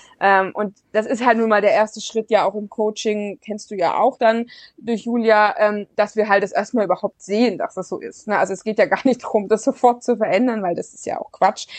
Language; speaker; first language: German; native; German